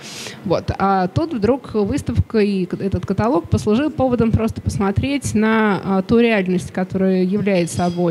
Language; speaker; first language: Russian; native; Russian